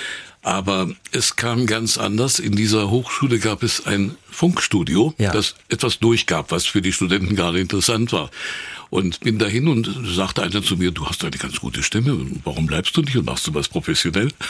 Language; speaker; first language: German; native; German